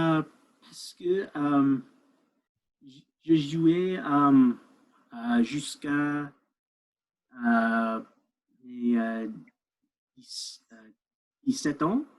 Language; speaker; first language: French; non-native, learner; English